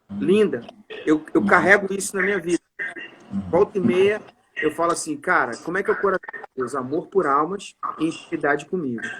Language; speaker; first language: Portuguese; native; Portuguese